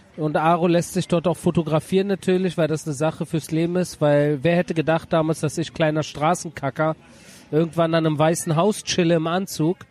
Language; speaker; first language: German; early bilingual, other home language; Persian